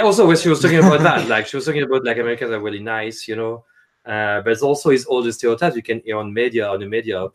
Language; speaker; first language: English; non-native, fluent; French